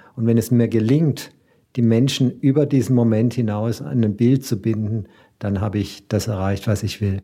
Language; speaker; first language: German; native; German